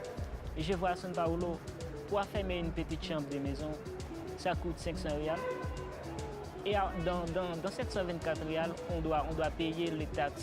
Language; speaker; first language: French; non-native, local second language; Haitian Creole